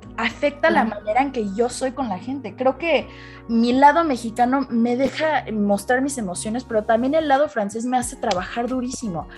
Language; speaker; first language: Spanish; early bilingual, heritage; Spanish